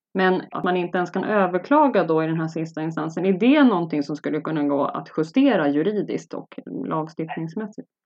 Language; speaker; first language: Swedish; native; Swedish